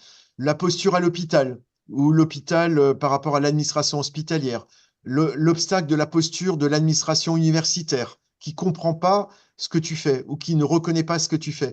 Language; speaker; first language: French; native; French